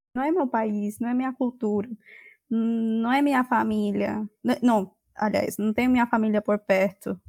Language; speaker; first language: Portuguese; non-native, fluent; Spanish